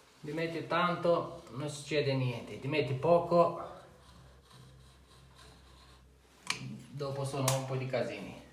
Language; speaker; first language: Italian; non-native, fluent; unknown